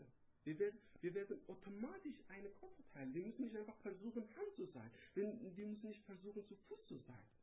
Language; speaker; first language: German; non-native, learner; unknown